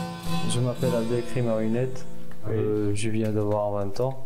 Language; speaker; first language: French; non-native, local second language; Arabic